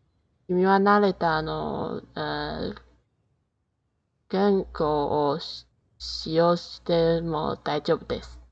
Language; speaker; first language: Japanese; non-native, learner; Chinese